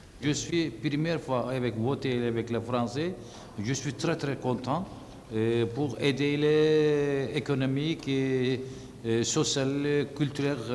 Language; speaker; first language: French; non-native, local second language; Turkish